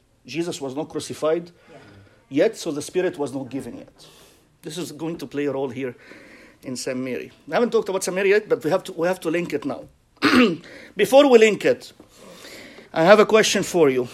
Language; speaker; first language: English; non-native, fluent; Arabic